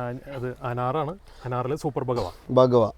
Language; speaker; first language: Malayalam; native; Malayalam